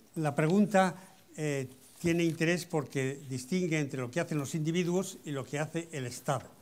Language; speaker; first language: Spanish; native; Spanish